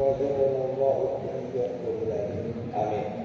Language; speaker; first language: Arabic; non-native, fluent; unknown